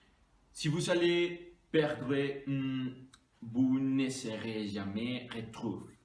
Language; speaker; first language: French; non-native, learner; Spanish